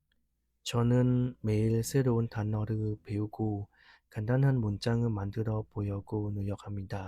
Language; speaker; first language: Korean; non-native, learner; Khmer